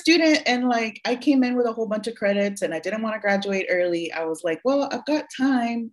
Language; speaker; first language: English; early bilingual, other home language; Spanish